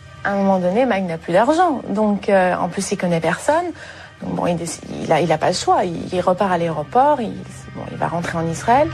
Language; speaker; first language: French; native; French